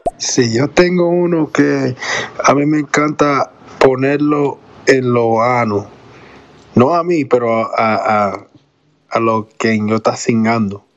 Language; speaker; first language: Spanish; non-native, learner; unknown